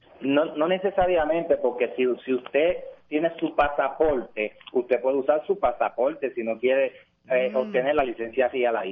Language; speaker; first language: Spanish; native; Spanish